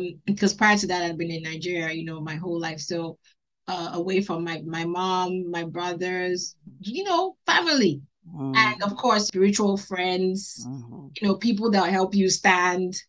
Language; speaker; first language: English; non-native, local second language; Igbo